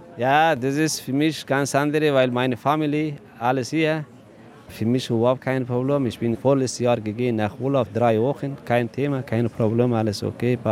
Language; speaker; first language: German; non-native, learner; Persian